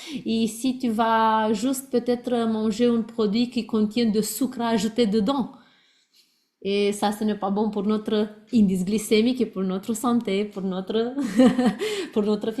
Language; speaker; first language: French; non-native, learner; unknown